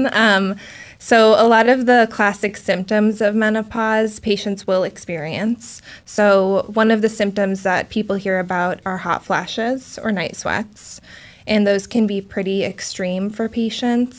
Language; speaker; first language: English; native; English